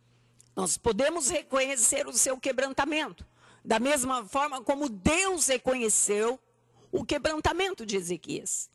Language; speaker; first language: Portuguese; native; Portuguese